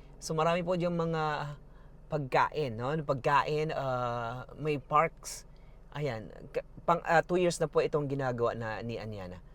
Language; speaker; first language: Filipino; non-native, local second language; Cebuano